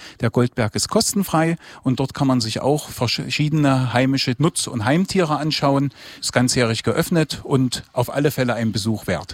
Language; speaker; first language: German; native; German